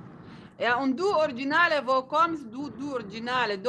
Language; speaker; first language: German; non-native, learner; Somali